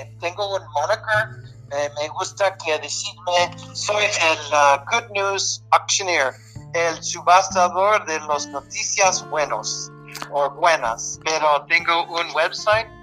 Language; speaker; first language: Spanish; early bilingual, heritage; Spanish